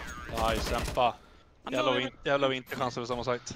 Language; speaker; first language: Swedish; native; Swedish